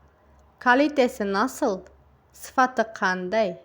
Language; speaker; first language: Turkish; non-native, fluent; Uzbek